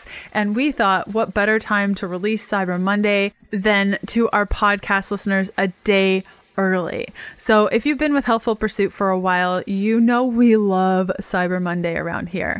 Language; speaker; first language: English; native; English